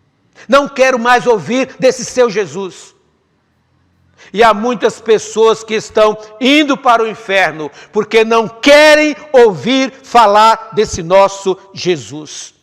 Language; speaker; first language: Portuguese; native; Portuguese